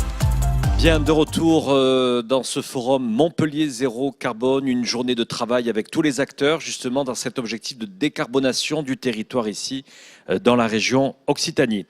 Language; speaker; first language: French; native; French